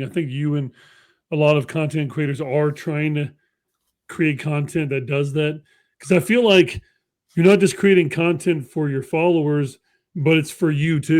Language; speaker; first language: English; native; English